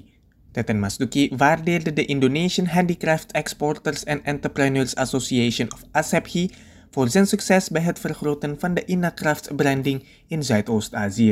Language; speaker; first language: Dutch; non-native, fluent; Indonesian